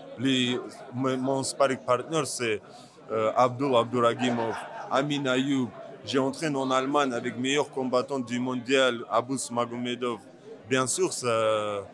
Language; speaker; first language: French; non-native, learner; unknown